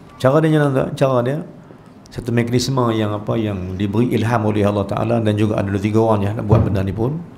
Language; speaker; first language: Malay; native; Malay